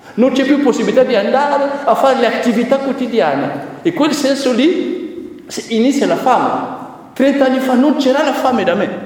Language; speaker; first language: Italian; non-native, fluent; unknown